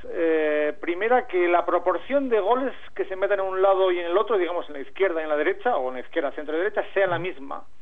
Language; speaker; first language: Spanish; native; Spanish